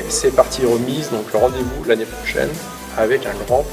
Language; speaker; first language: French; native; French